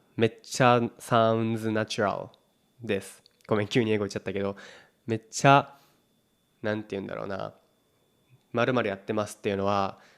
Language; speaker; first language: Japanese; native; Japanese